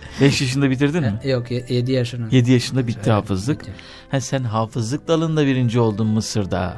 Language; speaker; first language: Turkish; native; Turkish